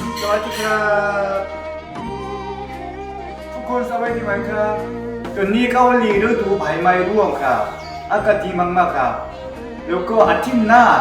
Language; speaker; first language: Thai; non-native, learner; Korean